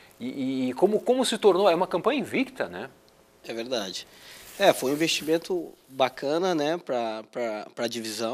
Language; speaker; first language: Portuguese; native; Portuguese